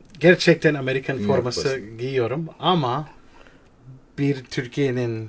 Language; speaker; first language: Turkish; non-native, learner; English